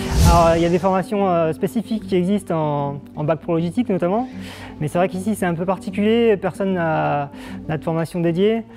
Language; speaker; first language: French; native; French